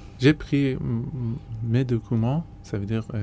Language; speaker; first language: French; non-native, learner; Persian